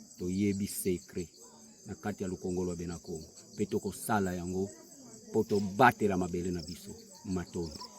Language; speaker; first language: Lingala; non-native, local second language; Kongo